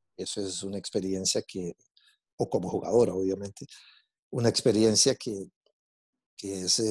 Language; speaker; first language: Spanish; non-native, fluent; Portuguese